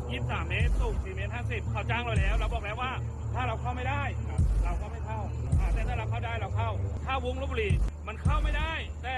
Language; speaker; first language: Thai; native; Thai